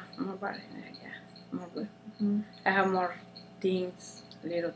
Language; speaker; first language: English; non-native, learner; Spanish